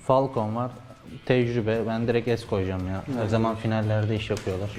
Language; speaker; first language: Turkish; native; Turkish